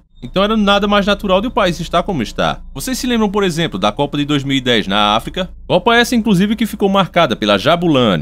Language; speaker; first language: Portuguese; native; Portuguese